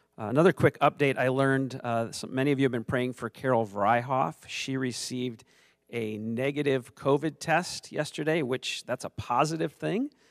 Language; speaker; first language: English; native; English